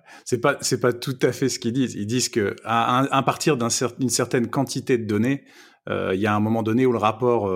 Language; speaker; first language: French; native; French